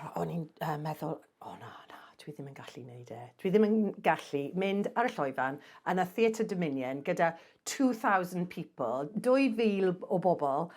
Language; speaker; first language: Welsh; non-native, local second language; English